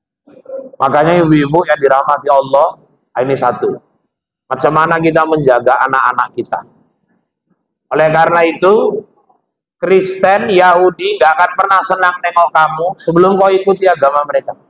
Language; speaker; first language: Indonesian; native; Indonesian